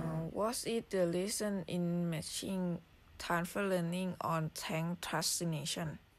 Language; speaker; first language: English; non-native, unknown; Thai